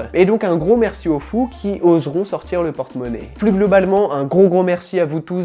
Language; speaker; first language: French; native; French